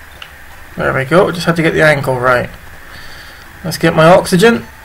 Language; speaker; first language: English; native; English